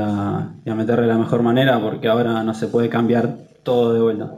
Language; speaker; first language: Spanish; native; Spanish